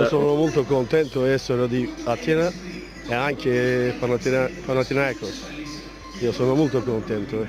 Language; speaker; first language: Italian; non-native, learner; Turkish